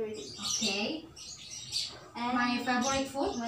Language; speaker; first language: English; non-native, learner; Indonesian